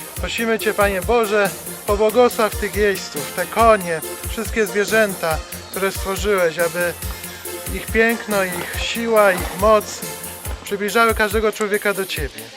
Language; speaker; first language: Polish; native; Polish